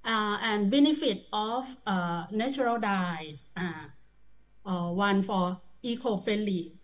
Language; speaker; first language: English; non-native, learner; Thai